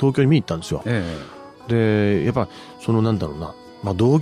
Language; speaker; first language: Japanese; native; Japanese